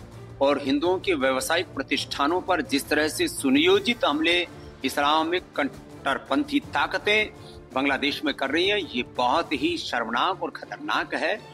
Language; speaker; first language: Hindi; native; Hindi